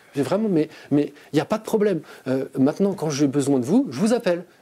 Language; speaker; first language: French; native; French